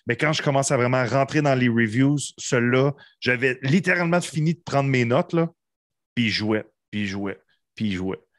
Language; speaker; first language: French; native; French